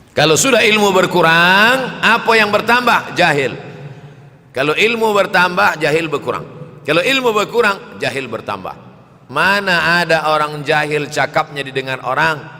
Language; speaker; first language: Malay; native; Malay